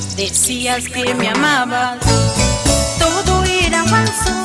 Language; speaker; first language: Spanish; native; Spanish